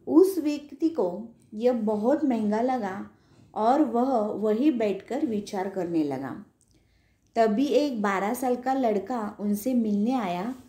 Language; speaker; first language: Hindi; non-native, local second language; Marathi